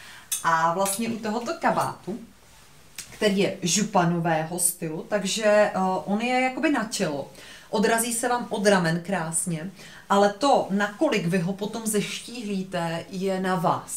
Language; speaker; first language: Czech; native; Czech